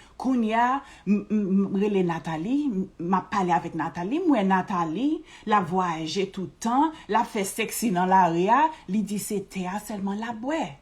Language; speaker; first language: Haitian Creole; early bilingual, heritage; Haitian Creole